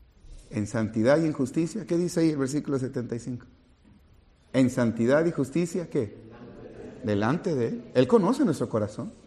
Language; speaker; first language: Spanish; native; Spanish